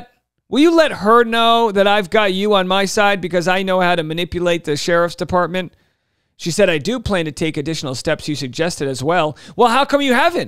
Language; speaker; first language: English; native; English